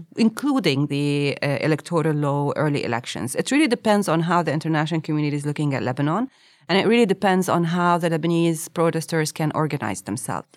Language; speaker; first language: English; non-native, fluent; Arabic